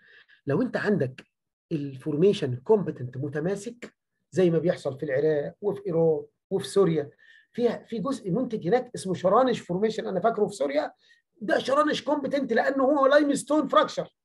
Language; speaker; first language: Arabic; native; Arabic